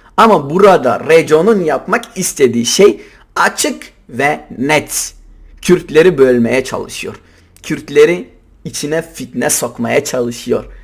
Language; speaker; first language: Turkish; non-native, local second language; Kurdish